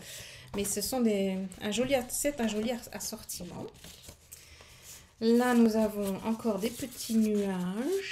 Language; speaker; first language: French; native; French